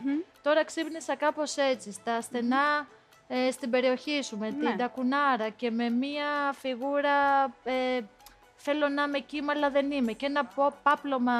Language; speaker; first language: Greek; native; Greek